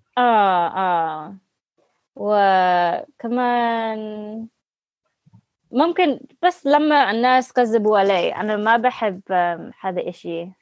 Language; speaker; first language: Arabic; non-native, learner; English